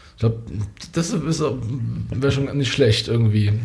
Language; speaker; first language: German; early bilingual, other home language; Hungarian